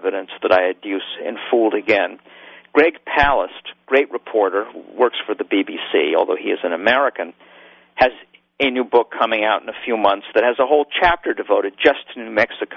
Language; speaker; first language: English; native; English